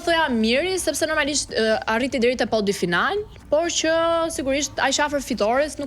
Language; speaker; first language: Albanian; native; Albanian